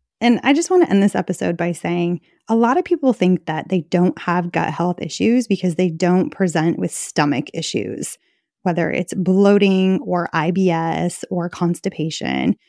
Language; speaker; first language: English; native; English